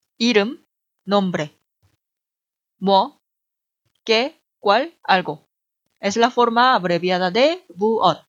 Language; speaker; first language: Spanish; non-native, fluent; Korean